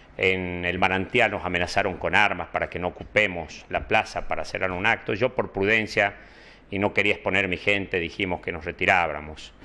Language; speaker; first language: Spanish; native; Spanish